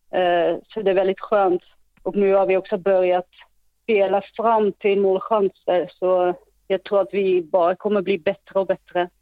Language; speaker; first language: Swedish; non-native, fluent; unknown